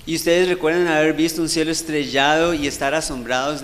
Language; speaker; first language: Spanish; native; Spanish